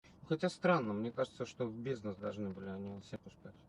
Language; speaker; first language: Russian; non-native, local second language; Kyrgyz